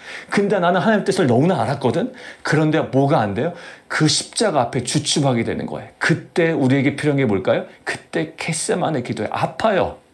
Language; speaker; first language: Korean; native; Korean